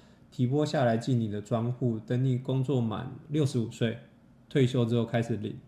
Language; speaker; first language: Chinese; native; Chinese